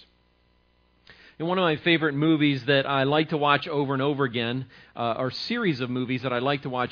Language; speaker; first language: English; native; English